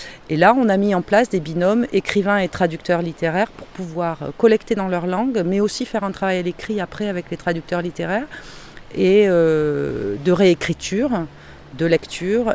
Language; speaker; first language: French; native; French